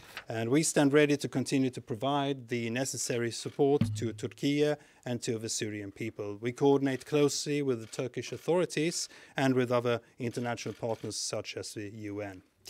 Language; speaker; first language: English; non-native, fluent; Swedish